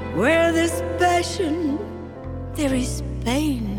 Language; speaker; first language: English; early bilingual, other home language; Bulgarian